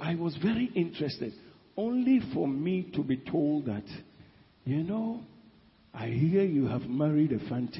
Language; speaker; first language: English; non-native, local second language; Akan